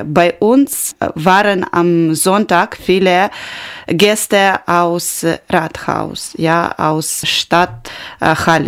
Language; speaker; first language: German; non-native, learner; Ukrainian